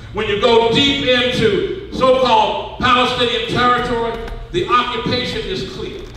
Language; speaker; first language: English; native; English